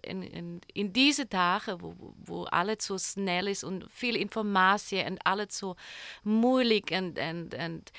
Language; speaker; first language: Dutch; non-native, learner; German